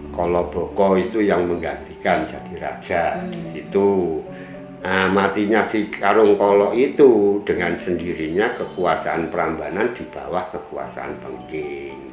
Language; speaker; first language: Indonesian; non-native, local second language; Javanese